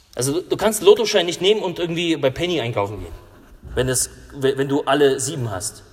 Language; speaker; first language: German; non-native, fluent; Russian